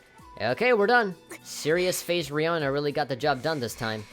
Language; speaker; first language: English; native; English